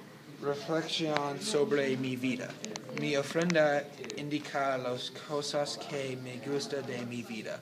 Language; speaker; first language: Spanish; non-native, learner; English